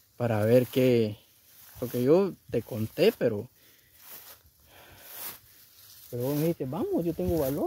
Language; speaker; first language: Spanish; native; Spanish